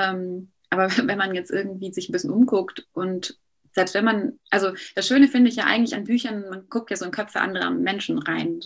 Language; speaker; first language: German; native; German